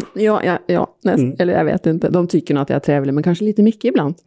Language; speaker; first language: Swedish; non-native, fluent; Norwegian